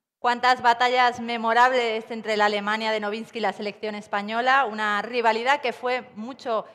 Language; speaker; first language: Spanish; native; Spanish